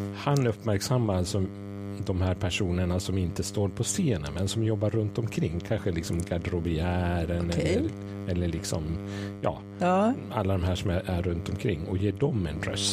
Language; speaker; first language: Swedish; native; Swedish